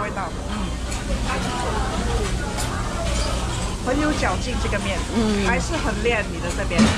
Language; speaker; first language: Chinese; early bilingual, heritage; Chinese